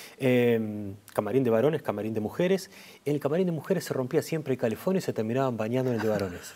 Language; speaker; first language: Spanish; native; Spanish